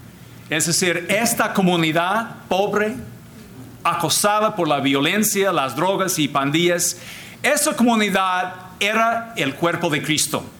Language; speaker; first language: Spanish; non-native, fluent; English